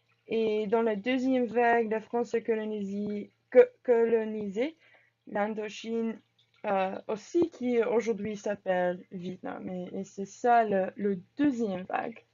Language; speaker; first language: French; non-native, learner; English